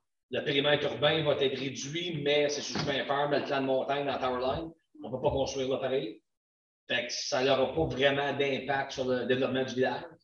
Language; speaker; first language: French; native; French